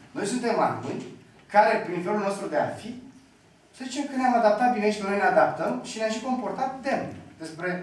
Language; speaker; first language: Romanian; non-native, local second language; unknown